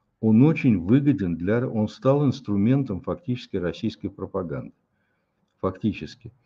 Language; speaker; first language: Russian; native; Russian